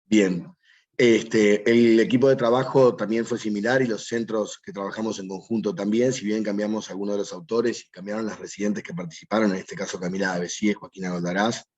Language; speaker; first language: Spanish; native; Spanish